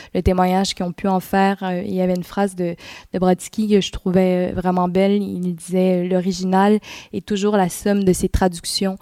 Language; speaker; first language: French; native; French